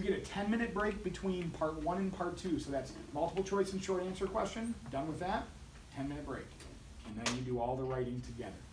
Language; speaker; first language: English; native; English